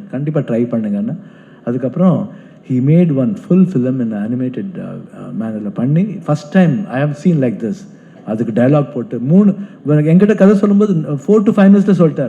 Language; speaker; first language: Tamil; non-native, fluent; Kannada